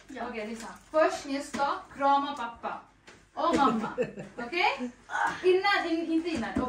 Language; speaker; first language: Swedish; non-native, learner; Bangla